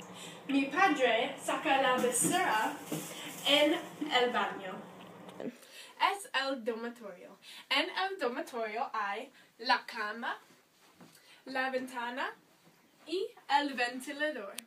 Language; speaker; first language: Spanish; non-native, learner; English